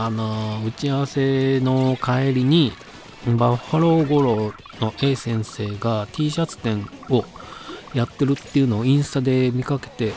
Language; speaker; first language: Japanese; native; Japanese